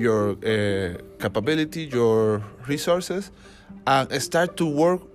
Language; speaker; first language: English; non-native, learner; Spanish